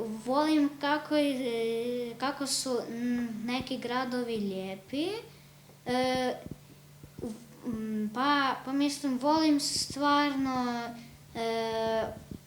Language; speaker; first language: Bosnian; early bilingual, other home language; Ukrainian